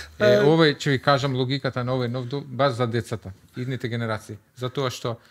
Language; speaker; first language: Macedonian; non-native, local second language; Albanian